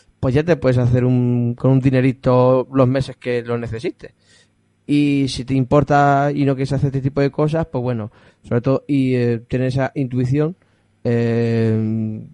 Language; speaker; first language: Spanish; native; Spanish